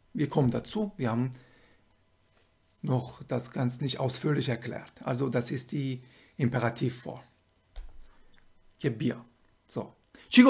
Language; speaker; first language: German; non-native, fluent; Persian